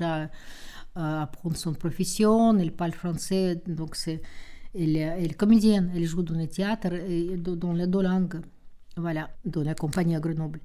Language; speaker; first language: French; non-native, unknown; Russian